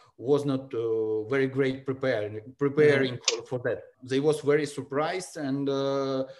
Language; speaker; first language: English; non-native, learner; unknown